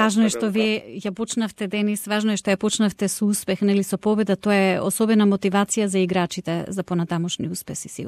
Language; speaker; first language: Macedonian; native; Macedonian